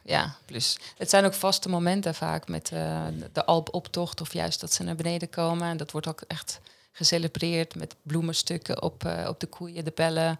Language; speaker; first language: Dutch; non-native, fluent; Swiss German